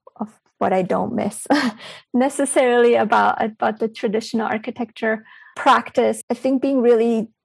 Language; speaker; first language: English; early bilingual, other home language; Bulgarian